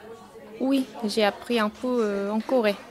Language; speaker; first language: French; non-native, fluent; Korean